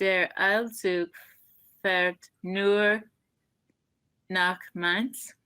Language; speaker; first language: German; non-native, learner; English